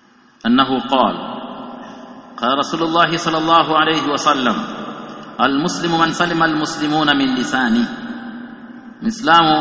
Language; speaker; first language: Arabic; non-native, fluent; Swahili